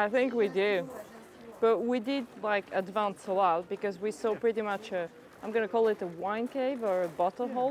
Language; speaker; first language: English; non-native, fluent; French